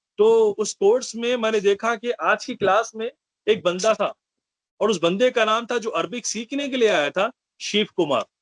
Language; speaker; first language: Urdu; native; Urdu